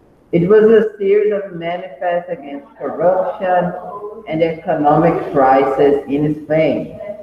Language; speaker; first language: English; non-native, fluent; Portuguese